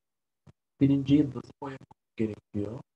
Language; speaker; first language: Turkish; native; Turkish